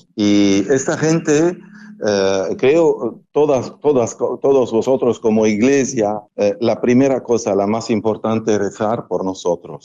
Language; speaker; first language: Spanish; non-native, fluent; Arabic